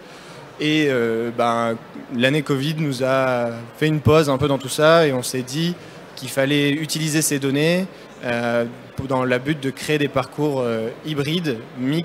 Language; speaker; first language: French; native; French